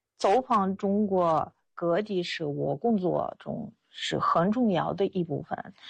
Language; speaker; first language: Chinese; non-native, fluent; Russian